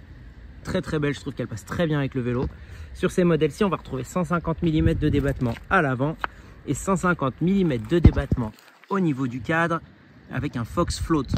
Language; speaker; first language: French; native; French